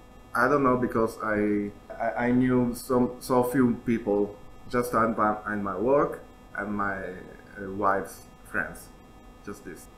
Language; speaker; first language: English; non-native, learner; Italian